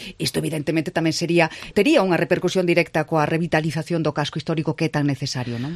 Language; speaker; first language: Galician; native; Galician